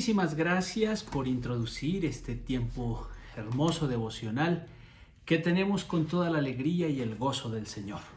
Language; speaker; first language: Spanish; native; Spanish